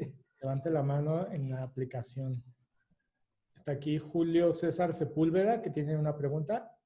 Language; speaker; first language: Spanish; native; Spanish